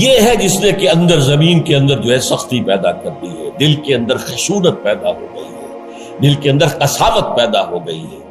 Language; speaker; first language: Urdu; native; Urdu